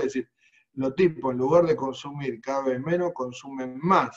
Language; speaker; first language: Spanish; native; Spanish